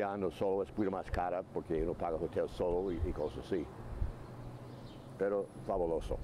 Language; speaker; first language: Spanish; non-native, fluent; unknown